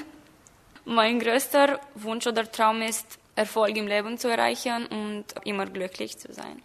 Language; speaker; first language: German; non-native, fluent; Romanian